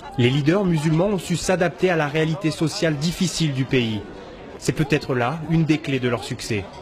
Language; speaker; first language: French; native; French